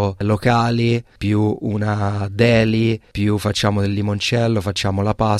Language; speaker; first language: Italian; native; Italian